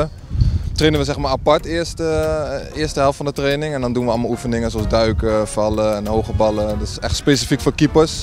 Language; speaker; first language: Dutch; native; Dutch